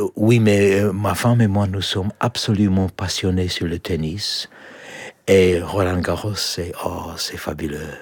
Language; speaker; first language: French; non-native, fluent; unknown